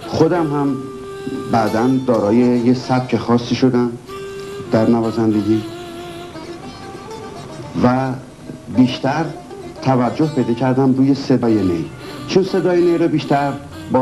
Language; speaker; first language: Persian; native; Persian